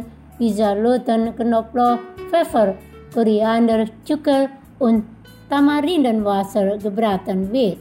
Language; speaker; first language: German; non-native, fluent; Indonesian